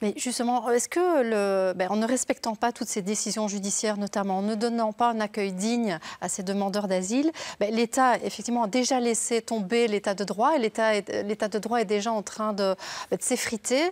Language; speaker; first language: French; native; French